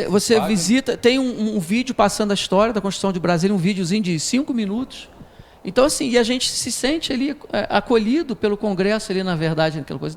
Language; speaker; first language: Portuguese; native; Portuguese